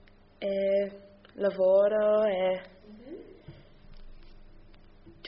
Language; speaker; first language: Italian; non-native, learner; English